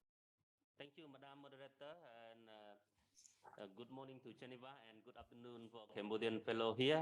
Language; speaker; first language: English; non-native, learner; Khmer